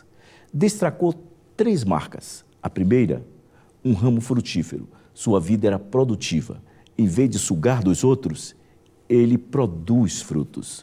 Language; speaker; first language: Portuguese; native; Portuguese